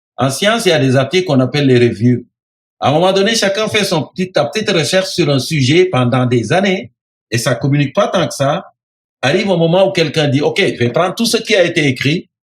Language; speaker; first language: French; non-native, local second language; Serer